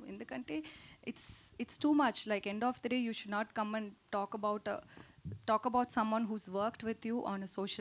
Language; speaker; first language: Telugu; non-native, learner; Tamil